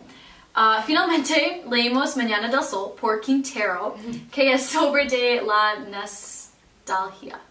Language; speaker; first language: Spanish; non-native, learner; English